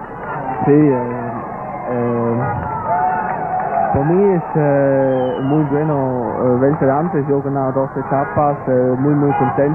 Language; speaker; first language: Spanish; non-native, learner; German